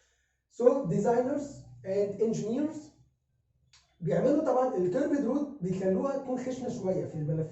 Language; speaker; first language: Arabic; native; Arabic